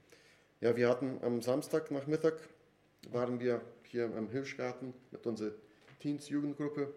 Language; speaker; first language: German; non-native, fluent; Portuguese